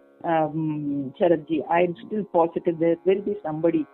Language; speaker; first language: English; non-native, local second language; Malayalam